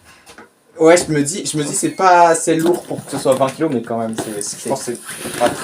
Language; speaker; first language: French; native; French